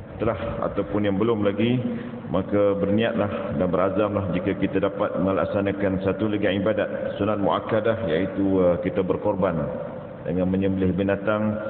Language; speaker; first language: Malay; native; Malay